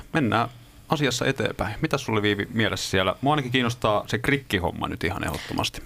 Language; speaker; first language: Finnish; native; Finnish